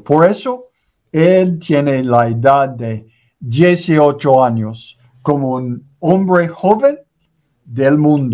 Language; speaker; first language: Spanish; non-native, learner; English